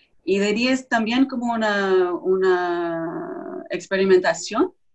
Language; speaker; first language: Spanish; non-native, fluent; English